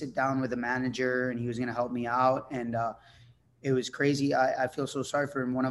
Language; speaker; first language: English; non-native, fluent; Spanish